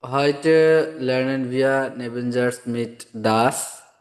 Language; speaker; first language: German; non-native, fluent; Bangla